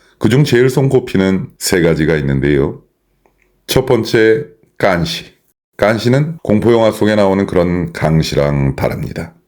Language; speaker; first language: Korean; non-native, fluent; Chinese